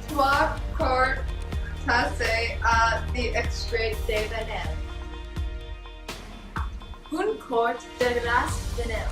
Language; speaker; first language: French; non-native, learner; English